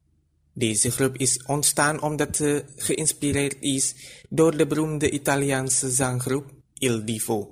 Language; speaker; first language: Dutch; non-native, fluent; Indonesian